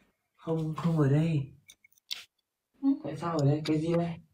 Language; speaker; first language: Vietnamese; native; Vietnamese